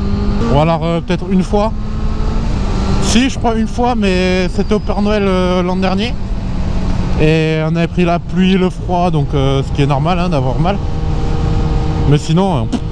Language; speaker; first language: French; native; French